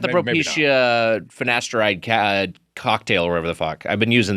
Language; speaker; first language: English; native; English